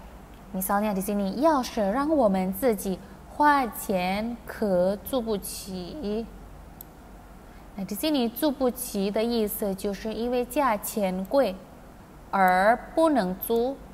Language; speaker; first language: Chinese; non-native, fluent; Indonesian